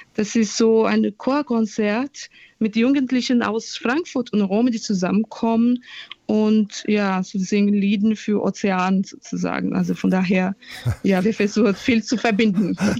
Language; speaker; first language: German; non-native, fluent; Portuguese